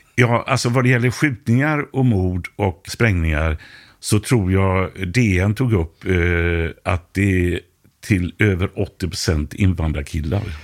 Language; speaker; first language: Swedish; native; Swedish